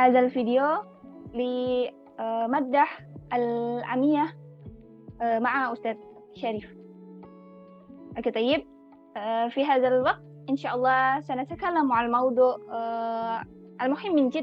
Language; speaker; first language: Arabic; non-native, learner; Indonesian